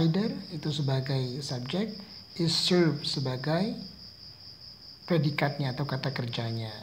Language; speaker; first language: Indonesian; native; Indonesian